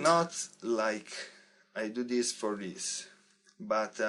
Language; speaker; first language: English; non-native, learner; Italian